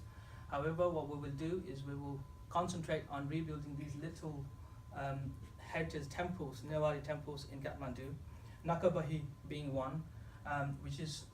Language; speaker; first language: English; non-native, fluent; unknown